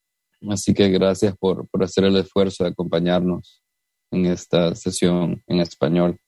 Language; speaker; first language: Spanish; native; Spanish